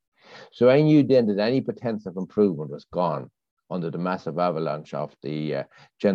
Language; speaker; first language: English; native; English